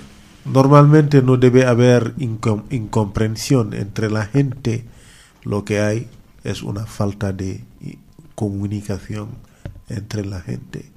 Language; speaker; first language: Spanish; non-native, fluent; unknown